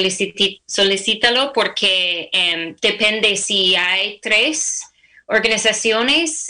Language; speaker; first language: Spanish; non-native, fluent; English